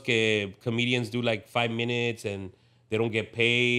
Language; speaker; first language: English; early bilingual, other home language; Spanish